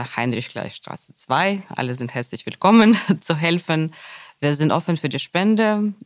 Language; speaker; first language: German; non-native, fluent; Ukrainian